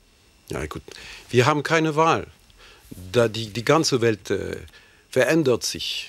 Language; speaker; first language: German; non-native, fluent; French